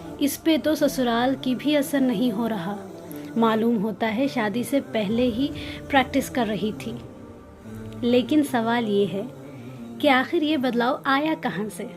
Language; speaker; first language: Urdu; native; Urdu